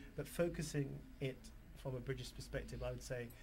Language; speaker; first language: English; native; English